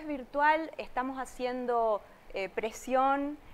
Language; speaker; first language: Spanish; native; Spanish